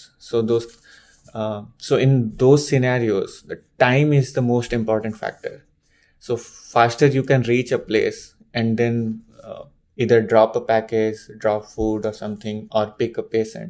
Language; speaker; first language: English; non-native, local second language; Hindi